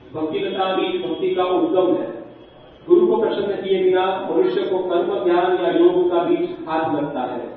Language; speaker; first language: Hindi; native; Hindi